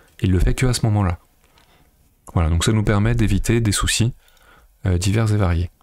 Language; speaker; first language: French; native; French